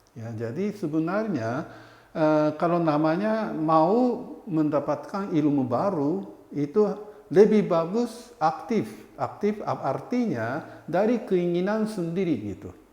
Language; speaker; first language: Indonesian; non-native, fluent; Japanese